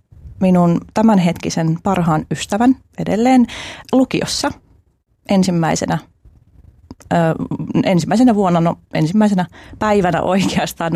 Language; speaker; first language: Finnish; early bilingual, other home language; Albanian